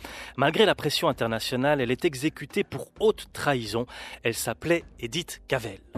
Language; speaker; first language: French; native; French